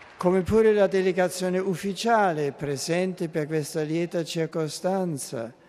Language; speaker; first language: Italian; non-native, fluent; German